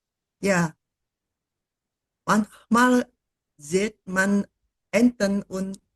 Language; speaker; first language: German; non-native, learner; Indonesian